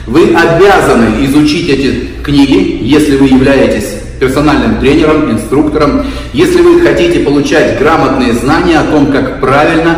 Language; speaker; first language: Russian; native; Russian